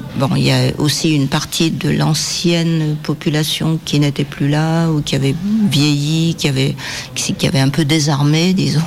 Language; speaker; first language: French; native; French